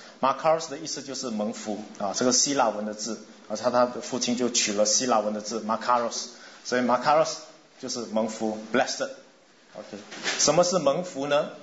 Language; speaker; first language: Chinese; non-native, local second language; English